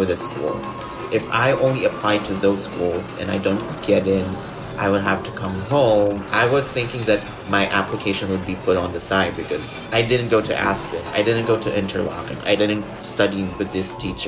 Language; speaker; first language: English; non-native, local second language; Filipino